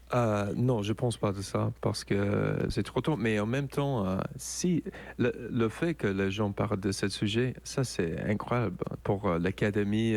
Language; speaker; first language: French; non-native, learner; English